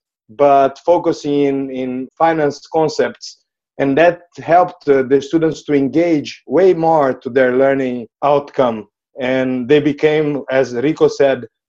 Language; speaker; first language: English; non-native, fluent; Portuguese